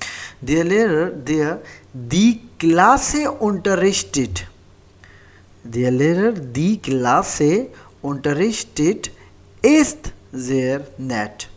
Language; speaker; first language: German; non-native, fluent; Hindi